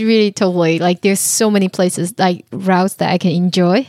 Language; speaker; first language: English; non-native, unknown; Chinese